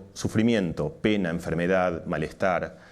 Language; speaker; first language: Spanish; native; Spanish